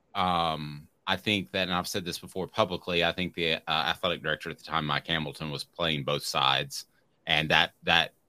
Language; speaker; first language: English; native; English